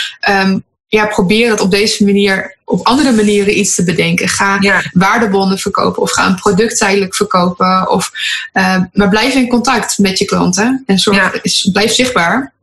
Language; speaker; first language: Dutch; native; Dutch